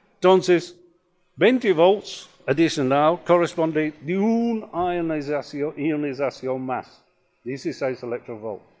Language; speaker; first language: Spanish; non-native, fluent; English